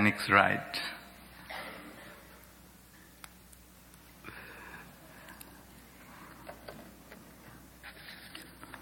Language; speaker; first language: English; non-native, local second language; Sinhala